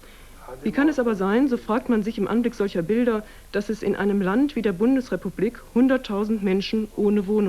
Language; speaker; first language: German; native; German